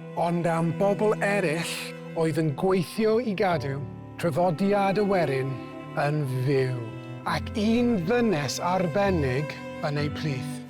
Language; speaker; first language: Welsh; non-native, local second language; English